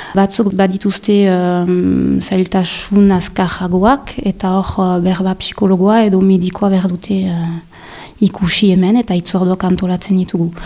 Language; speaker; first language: Basque; native; Basque